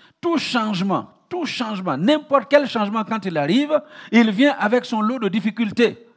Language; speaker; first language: French; non-native, local second language; Mossi